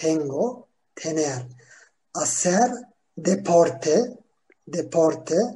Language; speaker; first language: Spanish; non-native, fluent; Turkish